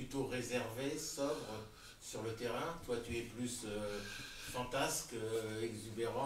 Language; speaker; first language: French; native; French